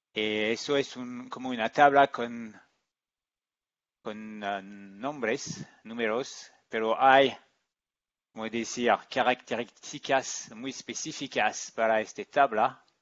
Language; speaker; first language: Spanish; non-native, learner; English